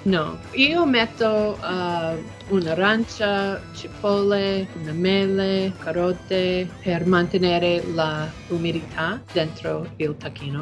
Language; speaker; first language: Italian; non-native, learner; English